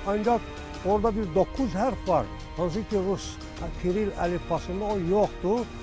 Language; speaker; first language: Azerbaijani; non-native, local second language; Avaric